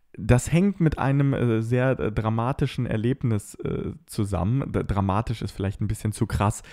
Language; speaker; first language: German; native; German